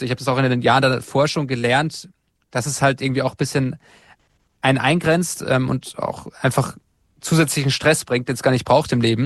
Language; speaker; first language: German; native; German